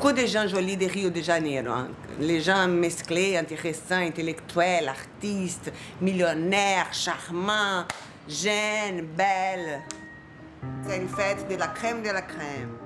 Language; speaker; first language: French; non-native, learner; Portuguese